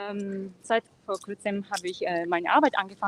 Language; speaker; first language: German; non-native, learner; Japanese